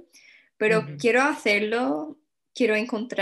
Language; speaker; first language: Spanish; non-native, fluent; English